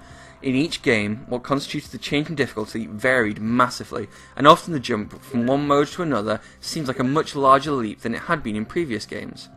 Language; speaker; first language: English; native; English